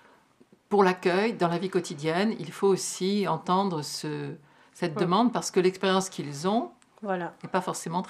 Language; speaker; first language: French; native; French